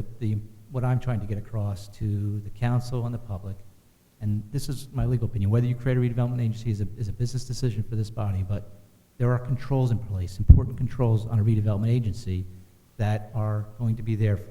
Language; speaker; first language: English; native; English